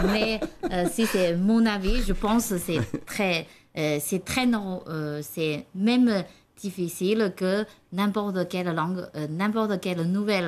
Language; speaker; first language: French; non-native, learner; Chinese